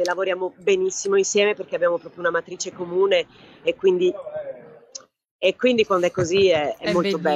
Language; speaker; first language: Italian; native; Italian